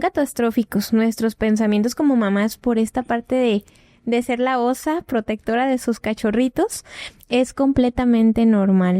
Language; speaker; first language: Spanish; native; Spanish